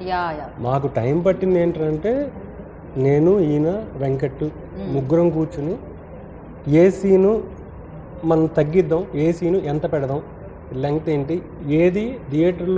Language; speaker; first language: Telugu; native; Telugu